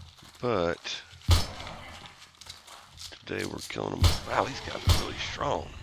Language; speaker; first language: English; native; English